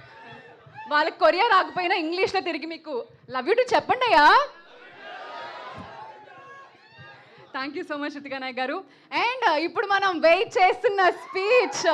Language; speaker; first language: Telugu; native; Telugu